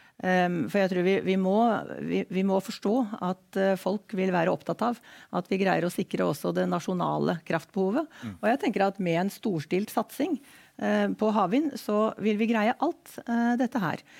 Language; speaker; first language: Norwegian; native; Norwegian